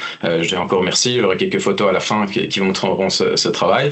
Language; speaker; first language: French; native; French